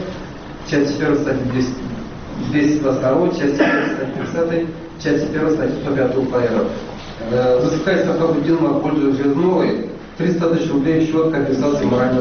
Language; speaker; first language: Russian; native; Russian